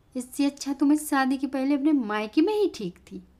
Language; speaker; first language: Hindi; native; Hindi